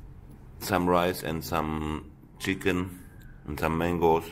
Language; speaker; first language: English; non-native, fluent; German